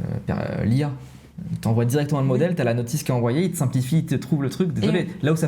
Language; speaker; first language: French; native; French